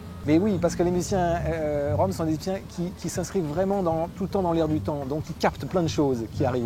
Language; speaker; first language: French; native; French